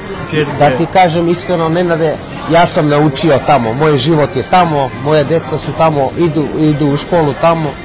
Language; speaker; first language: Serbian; early bilingual, heritage; Serbian